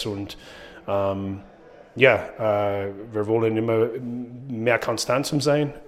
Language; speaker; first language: German; non-native, learner; English